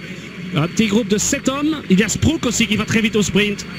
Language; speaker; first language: French; native; French